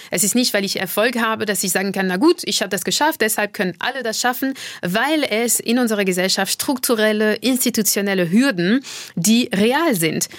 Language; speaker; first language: German; non-native, fluent; French